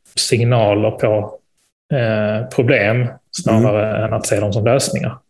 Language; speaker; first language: Swedish; native; Swedish